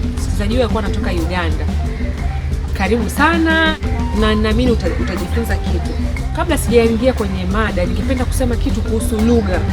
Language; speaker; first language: Swahili; native; Swahili